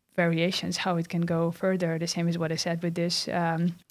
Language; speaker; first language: English; non-native, fluent; Russian